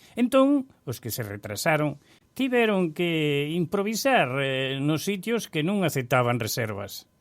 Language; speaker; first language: Galician; early bilingual, heritage; Galician